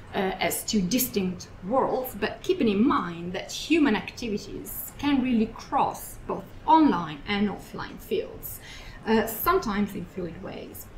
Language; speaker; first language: English; non-native, fluent; Italian